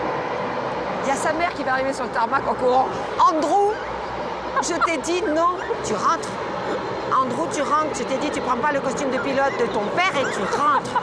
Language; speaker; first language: French; native; French